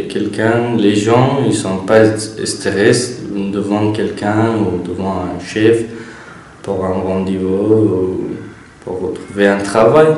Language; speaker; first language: French; non-native, learner; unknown